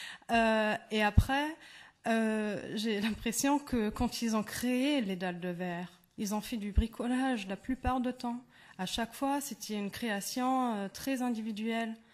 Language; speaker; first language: French; non-native, fluent; German